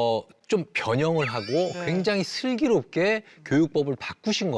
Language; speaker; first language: Korean; native; Korean